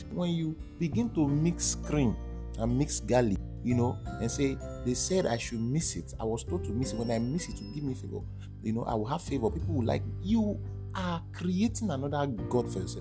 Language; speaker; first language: English; non-native, local second language; Bini